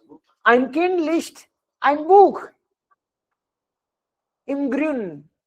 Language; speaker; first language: German; non-native, fluent; Hindi